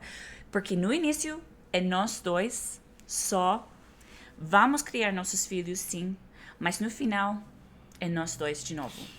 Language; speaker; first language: Portuguese; non-native, fluent; English